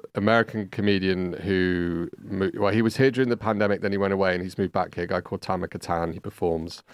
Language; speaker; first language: English; native; English